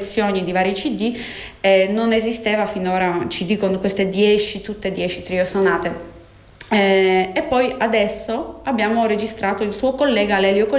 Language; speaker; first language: Italian; non-native, fluent; Polish